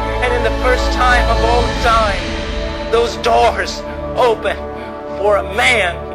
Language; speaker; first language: English; native; English